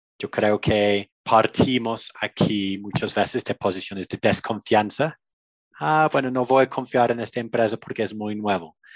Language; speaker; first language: Spanish; non-native, fluent; English